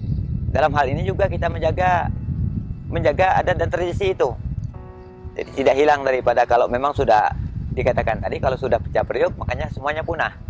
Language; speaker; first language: Indonesian; non-native, local second language; Malay